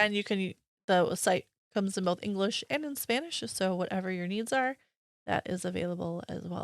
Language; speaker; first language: English; native; English